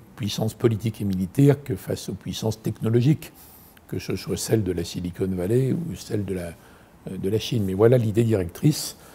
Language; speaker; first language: French; native; French